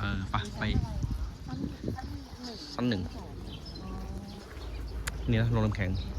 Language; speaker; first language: Thai; native; Thai